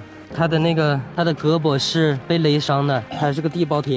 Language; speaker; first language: Chinese; native; Chinese